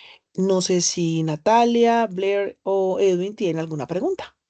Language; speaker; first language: Spanish; native; Spanish